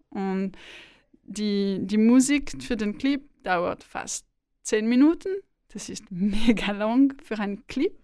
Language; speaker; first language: German; non-native, learner; French